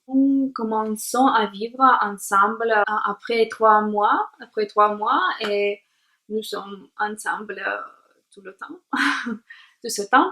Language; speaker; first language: French; non-native, learner; Russian